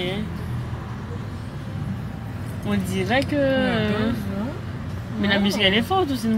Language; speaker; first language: French; native; French